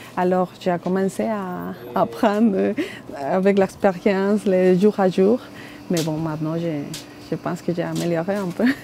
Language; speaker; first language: French; non-native, fluent; Spanish